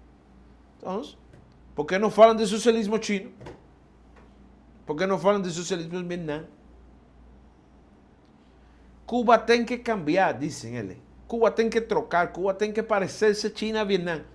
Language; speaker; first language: Portuguese; non-native, fluent; Spanish